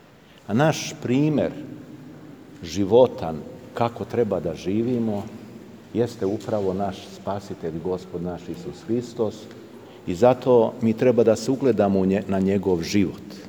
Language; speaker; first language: Serbian; native; Serbian